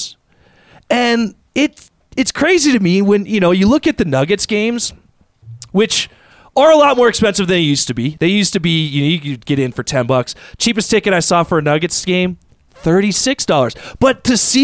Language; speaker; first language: English; native; English